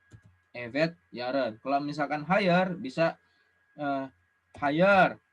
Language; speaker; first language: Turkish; non-native, learner; Indonesian